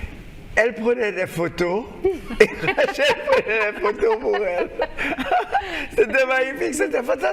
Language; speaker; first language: French; non-native, local second language; Haitian Creole